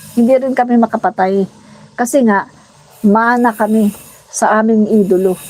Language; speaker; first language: Filipino; non-native, local second language; Cebuano